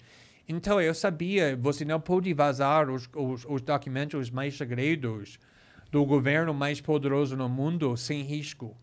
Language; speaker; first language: Portuguese; non-native, fluent; English